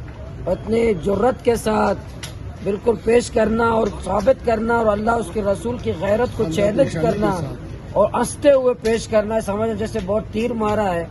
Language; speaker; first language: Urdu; non-native, local second language; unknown